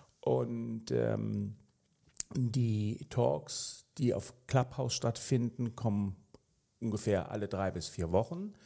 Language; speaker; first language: German; native; German